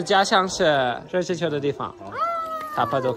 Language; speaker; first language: Chinese; non-native, learner; Turkish